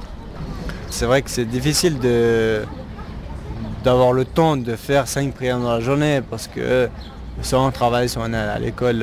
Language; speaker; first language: French; early bilingual, other home language; Kurdish